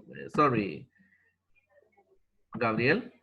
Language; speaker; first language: English; non-native, fluent; Spanish